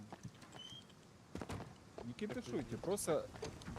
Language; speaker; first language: Russian; native; Russian